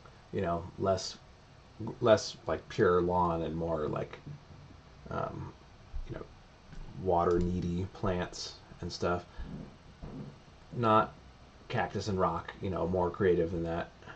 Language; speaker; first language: English; native; English